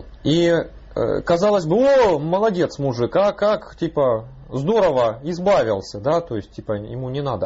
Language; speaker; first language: Russian; native; Russian